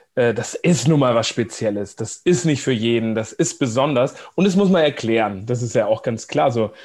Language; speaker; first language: German; native; German